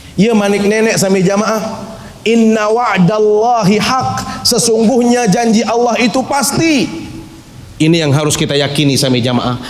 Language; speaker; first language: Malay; non-native, local second language; Sasak